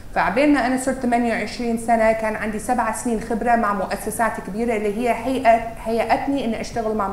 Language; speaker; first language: Arabic; non-native, fluent; English